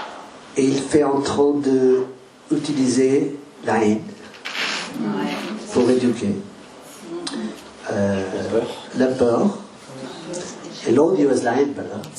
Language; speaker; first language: French; non-native, learner; Spanish